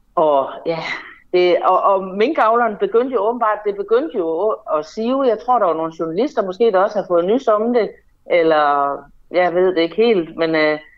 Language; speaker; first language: Danish; native; Danish